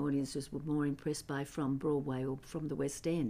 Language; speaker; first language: English; native; English